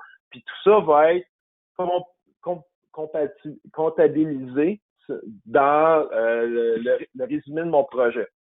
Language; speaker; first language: French; native; French